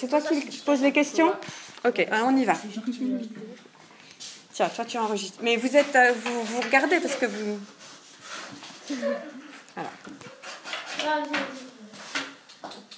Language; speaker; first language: French; native; French